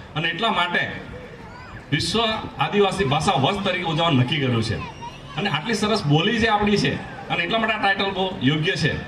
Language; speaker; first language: Gujarati; non-native, local second language; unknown